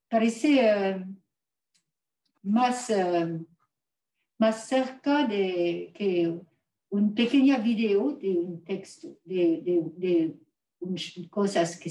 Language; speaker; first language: Spanish; non-native, learner; French